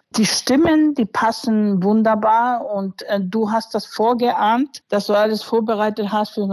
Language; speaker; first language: German; early bilingual, other home language; Spanish